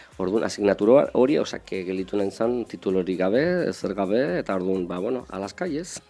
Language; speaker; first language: Basque; non-native, local second language; Spanish